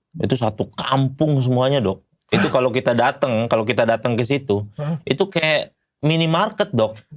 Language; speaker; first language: Indonesian; native; Indonesian